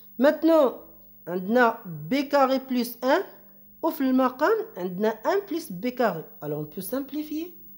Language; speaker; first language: French; non-native, local second language; Arabic